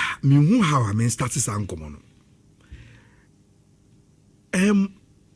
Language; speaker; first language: English; non-native, local second language; Akan